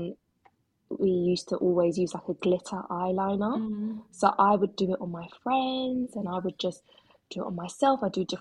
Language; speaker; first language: English; native; English